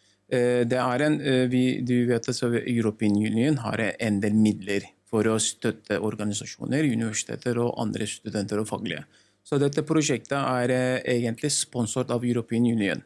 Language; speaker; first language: Norwegian; non-native, learner; Turkish